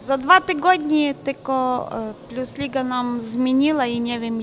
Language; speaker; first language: Polish; non-native, learner; Ukrainian